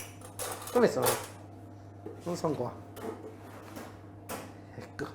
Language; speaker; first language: Italian; non-native, fluent; English